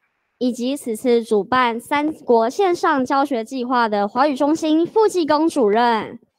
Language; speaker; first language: Chinese; native; Chinese